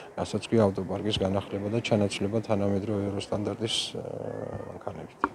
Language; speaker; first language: Georgian; native; Georgian